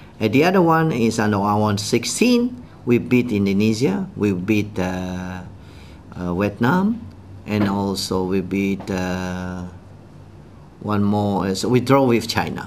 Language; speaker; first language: English; non-native, fluent; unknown